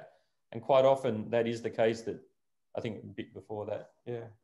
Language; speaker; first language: English; native; English